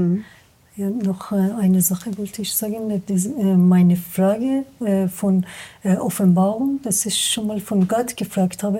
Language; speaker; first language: German; non-native, learner; Persian